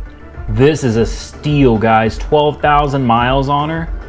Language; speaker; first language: English; native; English